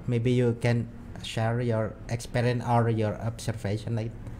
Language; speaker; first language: English; non-native, learner; Indonesian